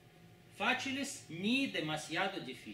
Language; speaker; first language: Spanish; non-native, fluent; Russian